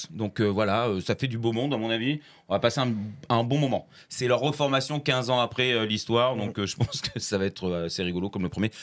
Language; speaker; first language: French; native; French